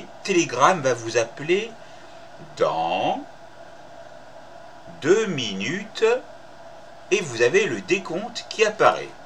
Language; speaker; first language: French; native; French